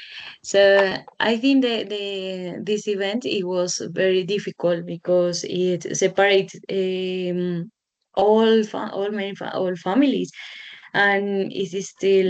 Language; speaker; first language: English; non-native, learner; Spanish